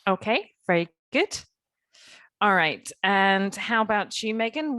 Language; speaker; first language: English; native; English